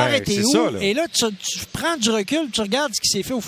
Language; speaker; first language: French; native; French